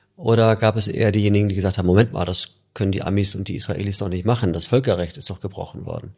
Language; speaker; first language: German; native; German